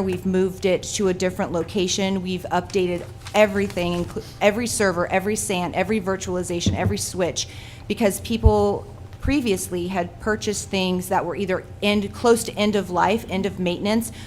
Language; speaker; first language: English; native; English